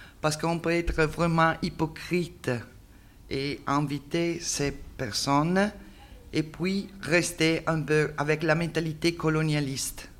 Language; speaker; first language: French; non-native, learner; Italian